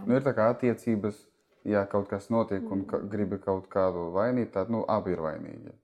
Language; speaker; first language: Latvian; non-native, local second language; Russian